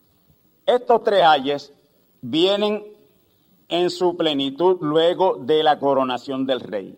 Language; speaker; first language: Spanish; native; Spanish